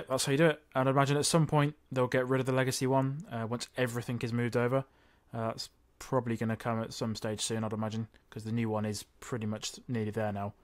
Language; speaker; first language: English; native; English